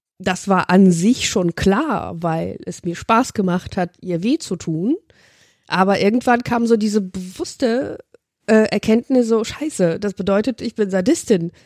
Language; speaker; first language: German; early bilingual, other home language; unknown